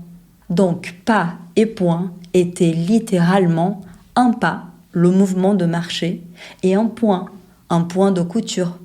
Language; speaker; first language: French; non-native, fluent; Portuguese